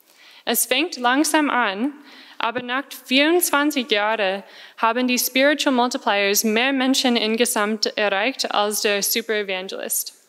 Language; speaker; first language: German; non-native, fluent; English